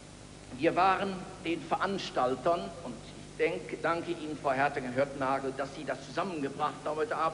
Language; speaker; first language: German; native; German